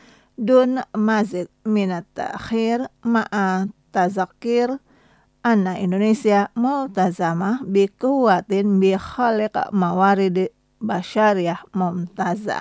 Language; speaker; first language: Arabic; non-native, fluent; Indonesian